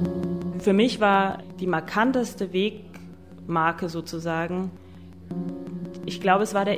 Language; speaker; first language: German; native; German